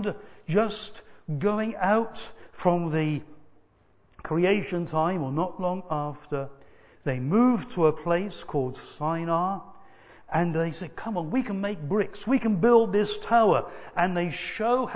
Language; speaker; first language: English; native; English